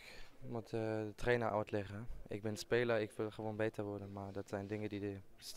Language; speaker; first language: Dutch; non-native, fluent; German